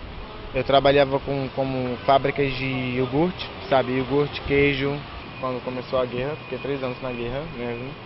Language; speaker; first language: Portuguese; non-native, fluent; Arabic